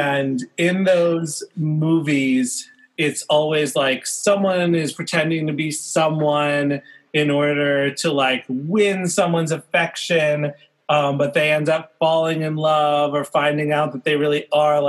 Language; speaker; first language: English; native; English